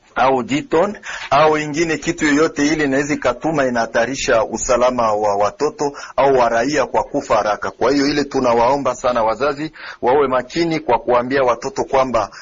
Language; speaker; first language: Swahili; native; Swahili